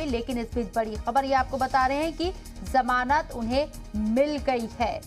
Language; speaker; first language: Hindi; native; Hindi